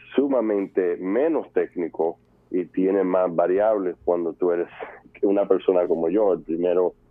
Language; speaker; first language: Spanish; early bilingual, heritage; Spanish